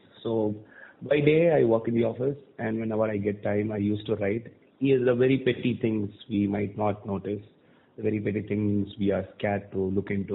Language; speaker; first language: English; non-native, local second language; Tamil